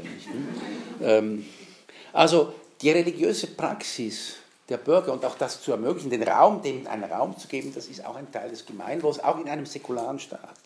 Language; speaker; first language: German; native; German